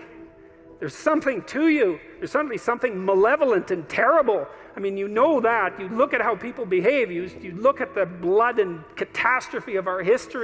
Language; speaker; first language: English; native; English